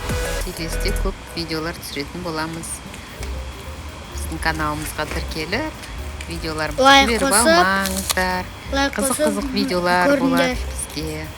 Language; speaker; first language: Kazakh; native; Kazakh